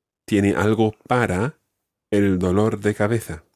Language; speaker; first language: Spanish; non-native, fluent; English